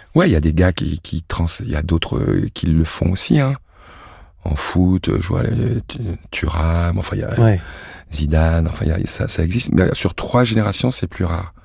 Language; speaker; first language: French; native; French